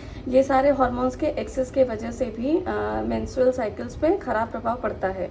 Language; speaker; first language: Hindi; native; Hindi